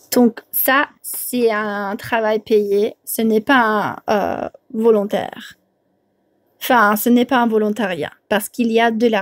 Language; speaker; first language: French; non-native, fluent; English